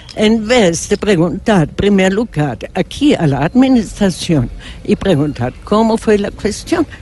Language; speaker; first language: Spanish; non-native, fluent; German